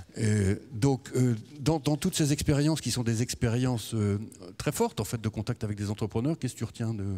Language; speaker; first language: French; native; French